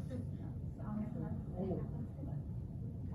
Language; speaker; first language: English; non-native, learner; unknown